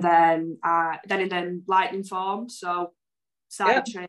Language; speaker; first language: English; native; English